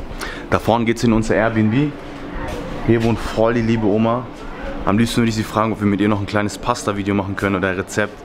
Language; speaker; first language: German; native; German